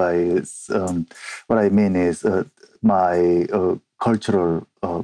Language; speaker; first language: English; non-native, fluent; Korean